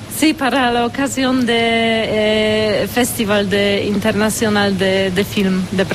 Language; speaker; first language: Spanish; non-native, fluent; Romanian